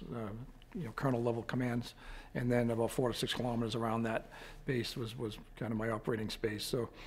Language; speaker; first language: English; native; English